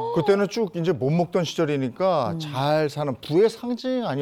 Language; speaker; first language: Korean; native; Korean